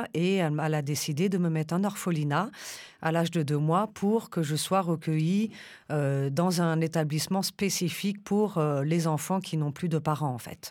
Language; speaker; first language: French; early bilingual, other home language; Romanian